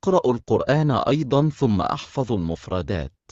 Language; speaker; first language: Arabic; non-native, learner; Indonesian